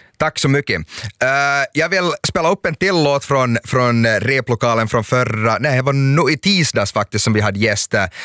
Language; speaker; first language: Swedish; native; Swedish